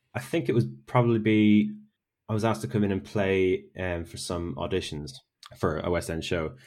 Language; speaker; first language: English; native; English